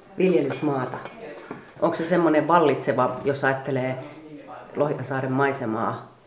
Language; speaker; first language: Finnish; native; Finnish